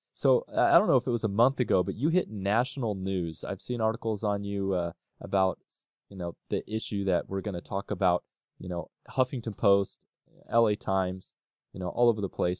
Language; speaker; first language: English; native; English